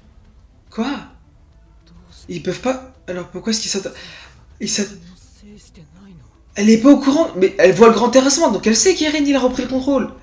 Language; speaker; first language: French; native; French